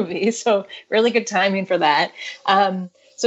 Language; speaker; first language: English; native; English